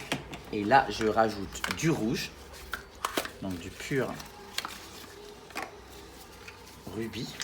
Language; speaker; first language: French; native; French